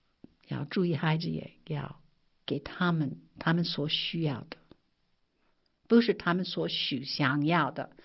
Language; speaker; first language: Chinese; non-native, fluent; English